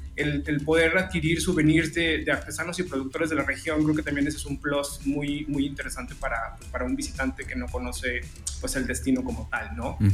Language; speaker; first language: Spanish; native; Spanish